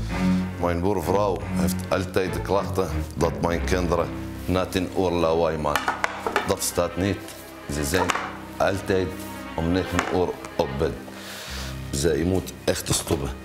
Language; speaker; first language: Dutch; non-native, learner; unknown